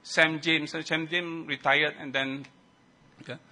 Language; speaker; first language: English; non-native, local second language; Malay